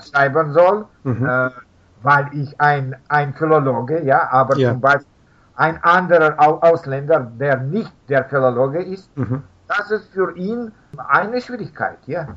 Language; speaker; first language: German; non-native, fluent; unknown